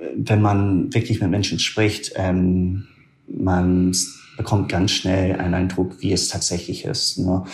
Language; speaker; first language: German; non-native, fluent; English